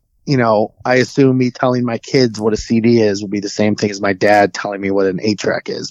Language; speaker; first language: English; native; English